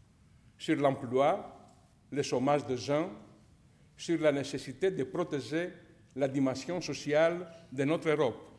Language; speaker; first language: French; non-native, fluent; Greek